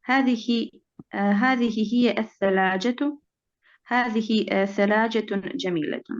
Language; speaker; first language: Arabic; non-native, learner; Bosnian